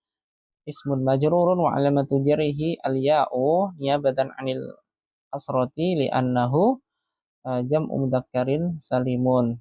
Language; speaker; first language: Arabic; non-native, fluent; Indonesian